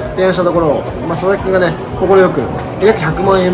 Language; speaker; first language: Japanese; native; Japanese